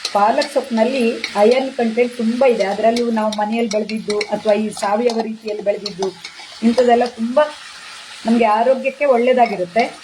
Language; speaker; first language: Kannada; native; Kannada